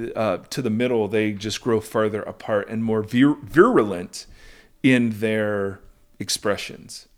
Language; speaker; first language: English; native; English